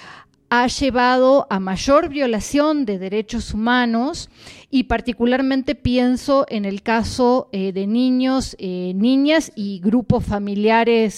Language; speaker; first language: Spanish; native; Spanish